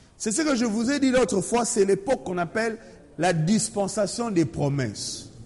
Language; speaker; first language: French; non-native, local second language; Lingala